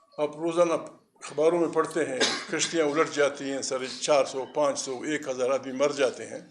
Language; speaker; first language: Urdu; non-native, local second language; Pashto